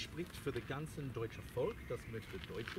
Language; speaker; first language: German; non-native, fluent; English